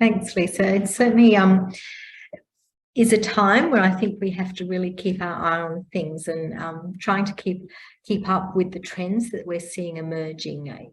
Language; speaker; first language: English; native; English